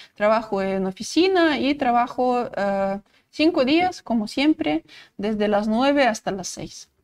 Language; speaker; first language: Spanish; non-native, fluent; Russian